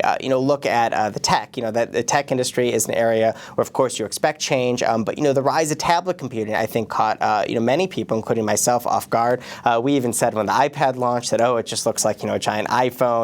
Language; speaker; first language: English; native; English